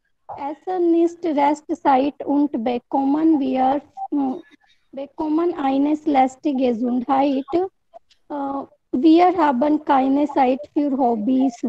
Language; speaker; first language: German; non-native, learner; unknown